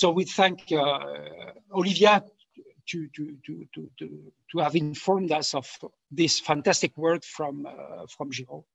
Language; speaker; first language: English; non-native, fluent; French